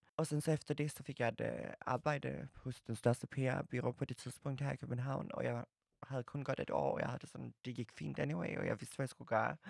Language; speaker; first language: Danish; non-native, fluent; Swedish